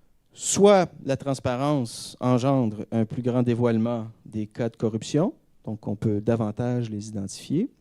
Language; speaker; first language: French; native; French